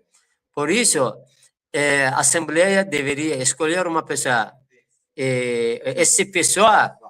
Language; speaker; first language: Portuguese; non-native, fluent; Persian